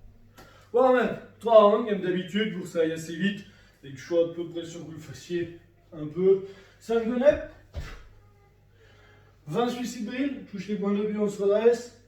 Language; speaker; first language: French; native; French